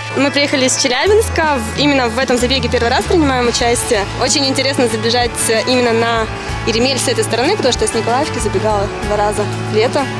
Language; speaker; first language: Russian; native; Russian